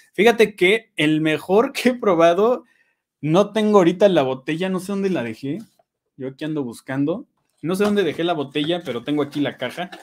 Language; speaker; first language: Spanish; native; Spanish